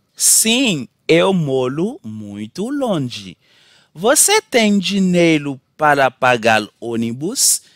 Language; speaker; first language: Portuguese; non-native, learner; Haitian Creole